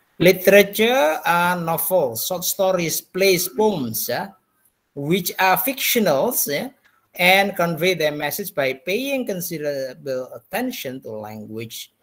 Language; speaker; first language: English; non-native, fluent; Indonesian